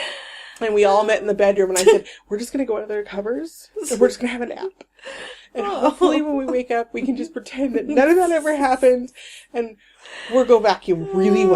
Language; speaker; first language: English; native; English